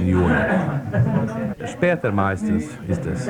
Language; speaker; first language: German; non-native, fluent; Swedish